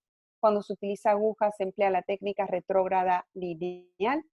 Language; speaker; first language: Spanish; native; Spanish